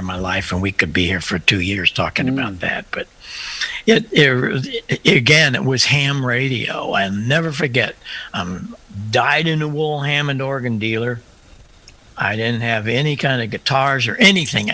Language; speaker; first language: English; native; English